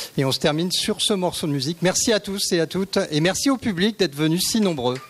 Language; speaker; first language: French; native; French